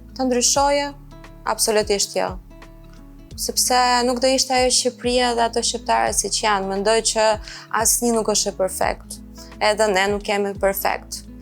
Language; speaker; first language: Albanian; non-native, fluent; Ukrainian